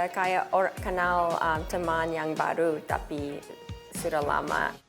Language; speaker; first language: Indonesian; early bilingual, heritage; English